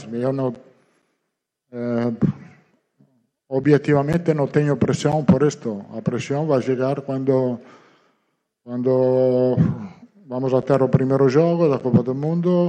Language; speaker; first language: Portuguese; non-native, learner; Italian